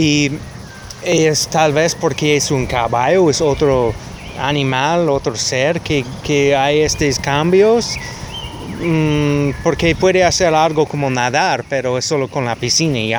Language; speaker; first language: Spanish; non-native, learner; English